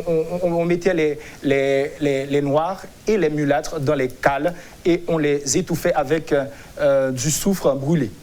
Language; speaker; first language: French; non-native, local second language; Haitian Creole